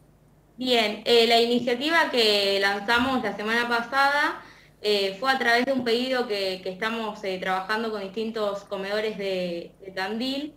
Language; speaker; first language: Spanish; native; Spanish